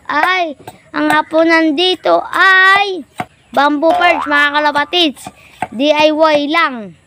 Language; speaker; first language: Filipino; native; Filipino